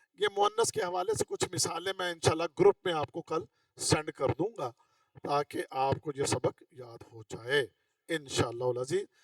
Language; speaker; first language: Urdu; non-native, local second language; Punjabi